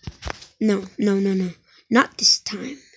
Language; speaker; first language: English; native; English